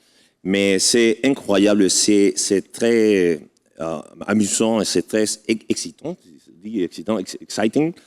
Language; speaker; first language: French; non-native, fluent; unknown